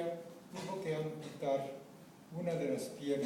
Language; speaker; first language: Spanish; non-native, fluent; Japanese